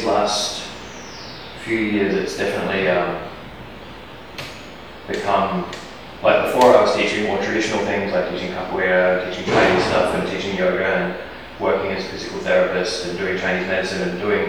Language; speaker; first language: English; native; English